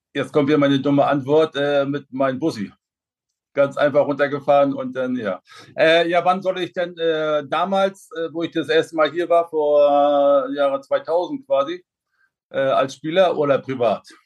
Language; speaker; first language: German; native; German